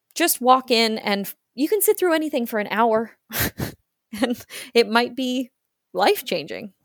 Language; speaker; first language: English; native; English